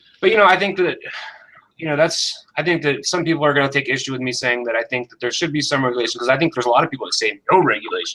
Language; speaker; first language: English; native; English